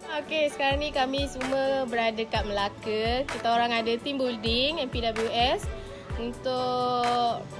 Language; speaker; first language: Malay; native; Malay